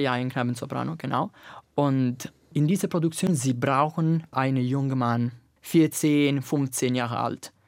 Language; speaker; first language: German; non-native, learner; Italian